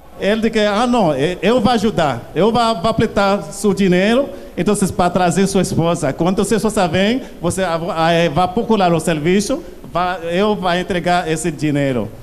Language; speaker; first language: Portuguese; non-native, learner; Haitian Creole